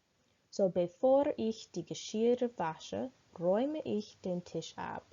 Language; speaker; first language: German; non-native, learner; English